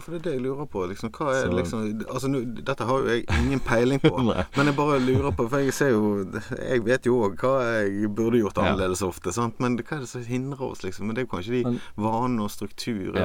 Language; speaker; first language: Norwegian; native; Norwegian